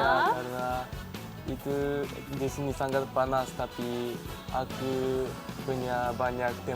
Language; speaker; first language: Indonesian; non-native, learner; Japanese